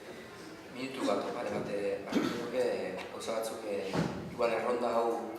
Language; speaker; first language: Basque; native; Basque